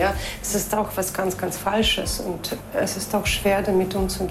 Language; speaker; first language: German; non-native, fluent; Russian